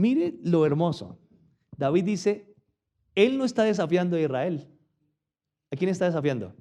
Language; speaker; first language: Spanish; native; Spanish